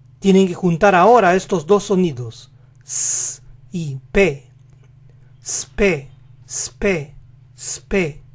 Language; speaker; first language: Spanish; native; Spanish